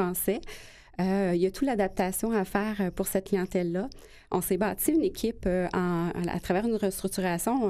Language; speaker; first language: French; native; French